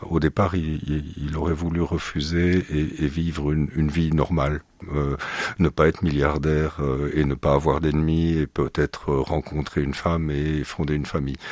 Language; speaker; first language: French; native; French